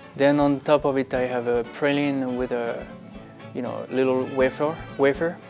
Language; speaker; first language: English; non-native, fluent; French